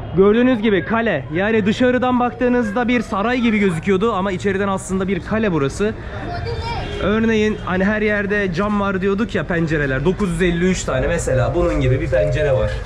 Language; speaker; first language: Turkish; native; Turkish